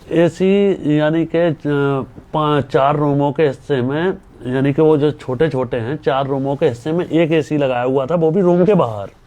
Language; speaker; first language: Hindi; native; Hindi